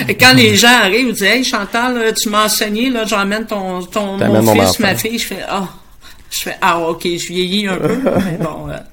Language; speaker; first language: French; native; French